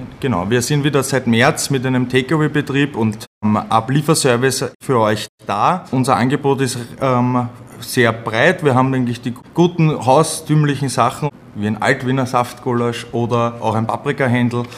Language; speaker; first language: German; native; German